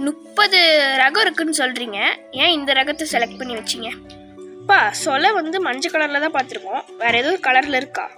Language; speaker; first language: Tamil; native; Tamil